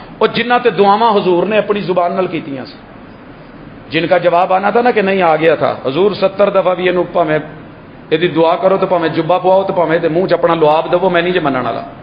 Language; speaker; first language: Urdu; non-native, local second language; Punjabi